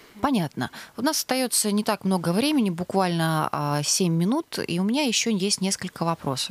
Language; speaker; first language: Russian; native; Russian